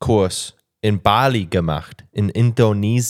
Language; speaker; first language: German; non-native, learner; English